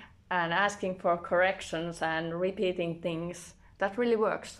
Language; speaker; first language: English; non-native, fluent; Finnish